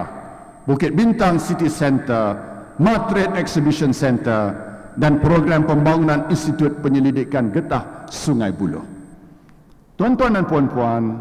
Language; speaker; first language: Malay; native; Malay